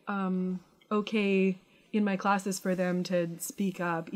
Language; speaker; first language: English; native; English